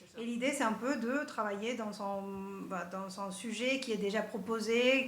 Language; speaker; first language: French; non-native, fluent; Spanish